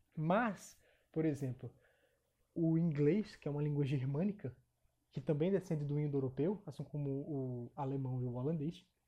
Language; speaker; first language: Portuguese; native; Portuguese